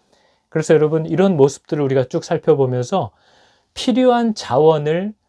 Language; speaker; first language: Korean; native; Korean